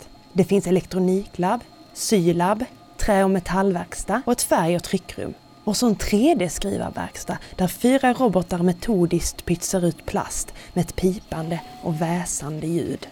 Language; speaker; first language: Swedish; native; Swedish